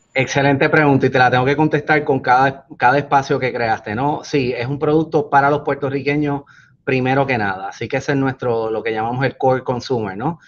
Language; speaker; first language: Spanish; native; Spanish